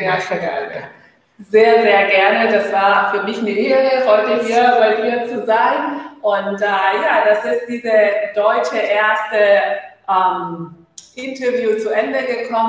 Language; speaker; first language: German; non-native, fluent; Spanish